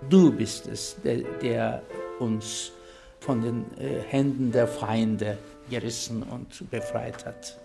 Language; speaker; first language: German; non-native, fluent; Turkish